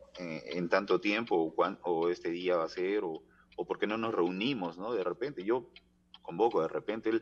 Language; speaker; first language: Spanish; native; Spanish